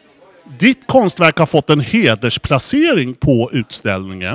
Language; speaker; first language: Swedish; native; Swedish